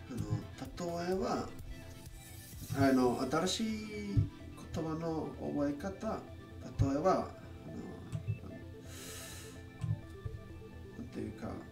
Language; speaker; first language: Japanese; non-native, learner; English